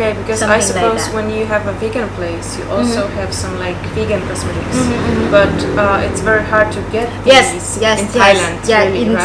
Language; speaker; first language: English; non-native, fluent; Polish